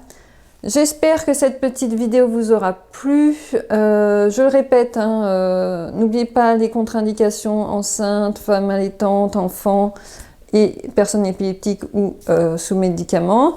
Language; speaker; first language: French; native; French